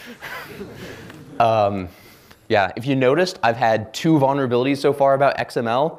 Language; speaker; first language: English; native; English